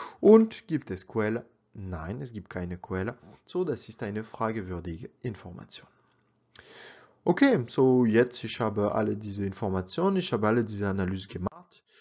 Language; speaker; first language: German; non-native, learner; French